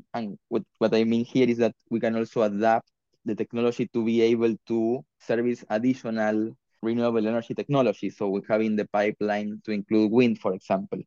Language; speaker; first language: English; non-native, fluent; Spanish